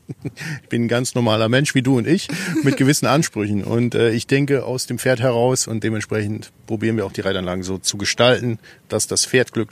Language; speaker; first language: German; native; German